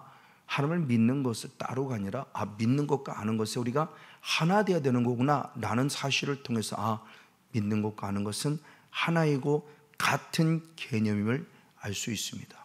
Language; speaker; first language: Korean; native; Korean